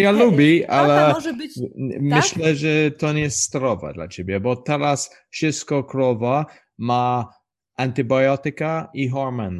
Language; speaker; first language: Polish; non-native, learner; English